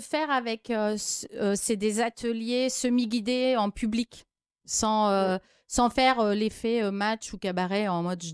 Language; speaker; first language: French; native; French